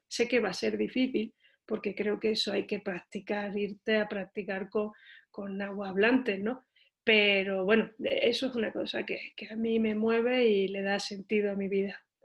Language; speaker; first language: Spanish; native; Spanish